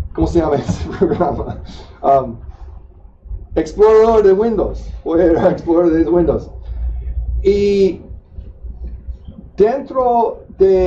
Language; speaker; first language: Spanish; non-native, fluent; English